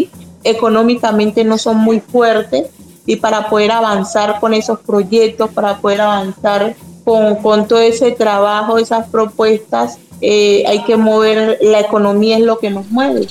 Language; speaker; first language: Spanish; native; Spanish